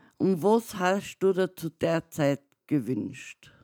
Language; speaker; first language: German; native; German